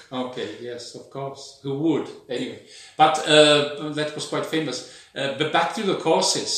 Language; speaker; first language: English; non-native, fluent; Czech